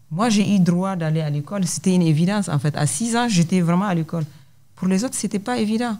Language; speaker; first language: French; non-native, local second language; Hausa